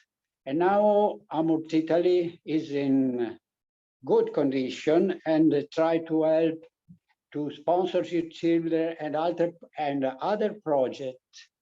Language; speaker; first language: English; non-native, learner; Italian